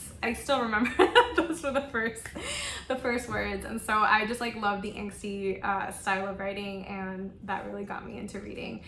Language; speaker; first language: English; non-native, local second language; Spanish